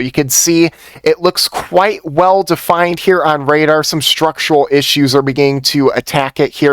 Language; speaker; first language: English; native; English